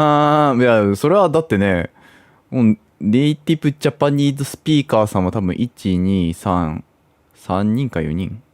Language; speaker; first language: Japanese; native; Japanese